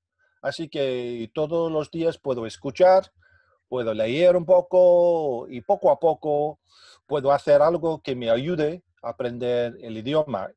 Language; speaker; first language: Spanish; non-native, fluent; English